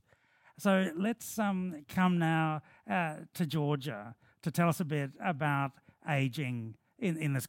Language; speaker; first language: English; native; English